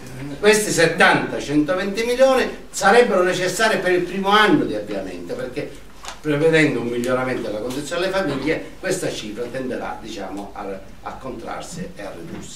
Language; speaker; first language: Italian; native; Italian